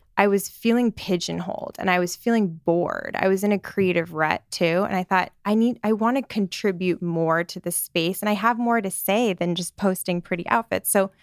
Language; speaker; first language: English; native; English